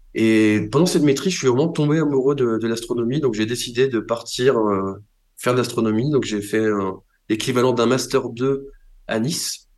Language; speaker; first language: French; native; French